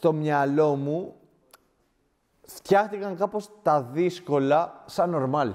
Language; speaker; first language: Greek; native; Greek